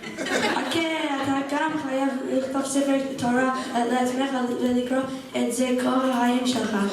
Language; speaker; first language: Hebrew; non-native, learner; English